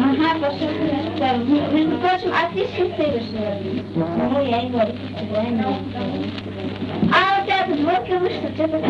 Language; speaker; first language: Russian; native; Russian